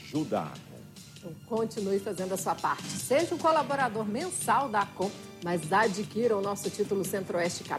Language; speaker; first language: Portuguese; native; Portuguese